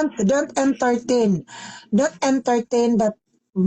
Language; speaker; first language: English; non-native, learner; Filipino